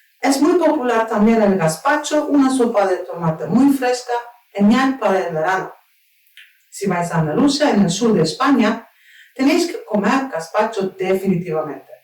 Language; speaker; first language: Spanish; non-native, fluent; Turkish